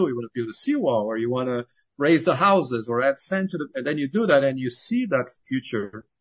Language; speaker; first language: English; non-native, fluent; Portuguese